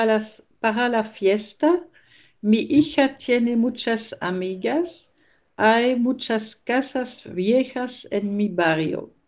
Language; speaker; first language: Spanish; non-native, learner; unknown